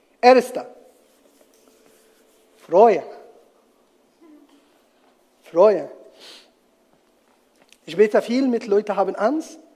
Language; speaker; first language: German; non-native, learner; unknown